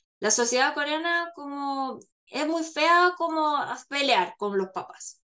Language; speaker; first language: Spanish; non-native, fluent; Korean